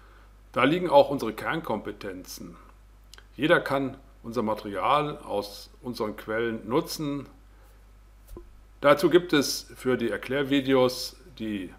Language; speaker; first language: German; native; German